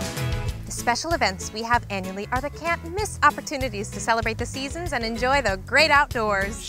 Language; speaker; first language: English; native; English